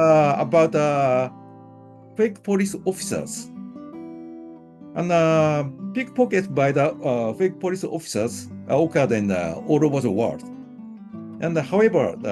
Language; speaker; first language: English; non-native, learner; Japanese